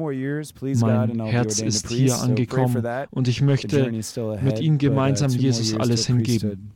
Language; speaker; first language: German; non-native, fluent; English